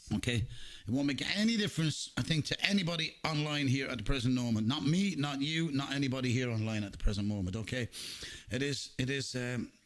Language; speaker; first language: English; native; English